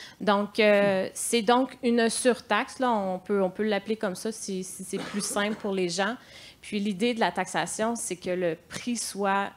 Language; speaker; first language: French; native; French